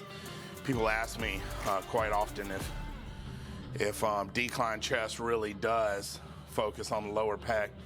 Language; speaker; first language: English; native; English